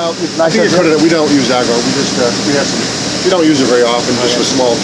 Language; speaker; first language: English; native; English